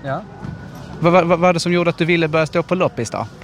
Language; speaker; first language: Swedish; native; Swedish